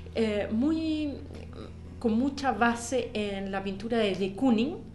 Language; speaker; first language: Spanish; native; Spanish